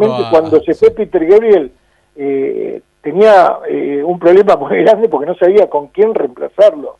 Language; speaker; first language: Spanish; native; Spanish